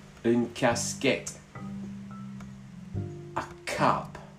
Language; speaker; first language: French; non-native, learner; English